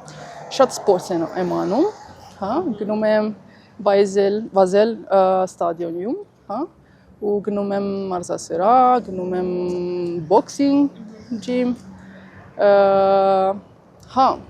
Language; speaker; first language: Armenian; non-native, learner; Italian